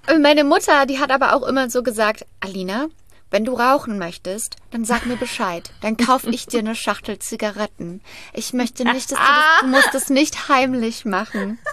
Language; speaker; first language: German; native; German